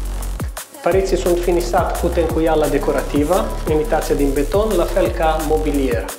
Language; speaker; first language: Romanian; non-native, fluent; Italian